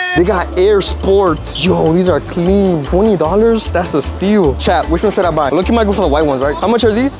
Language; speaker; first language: English; early bilingual, other home language; Spanish